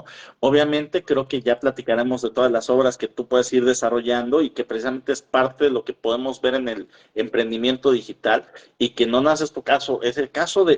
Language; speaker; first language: Spanish; native; Spanish